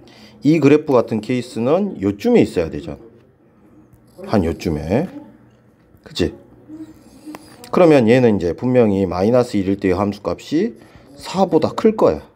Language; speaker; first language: Korean; native; Korean